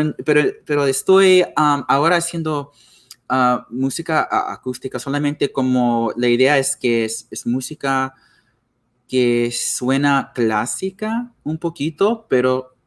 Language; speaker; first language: Spanish; non-native, learner; English